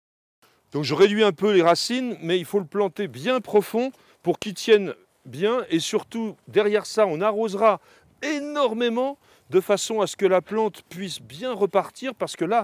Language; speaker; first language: French; native; French